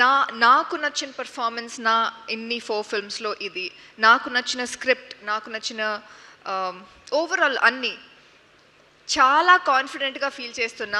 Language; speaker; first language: Telugu; non-native, learner; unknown